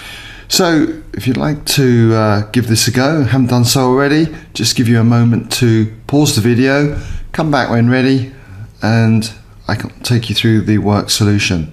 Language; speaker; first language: English; native; English